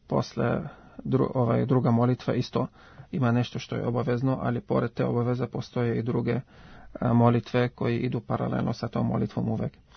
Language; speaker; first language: Serbian; non-native, fluent; Arabic